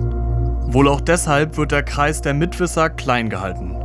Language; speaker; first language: German; native; German